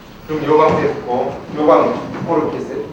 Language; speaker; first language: Korean; native; Korean